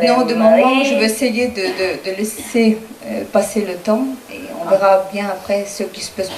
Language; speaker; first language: French; non-native, learner; Spanish